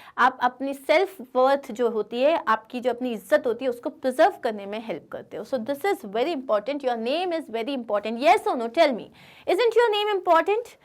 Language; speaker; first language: Hindi; non-native, local second language; Telugu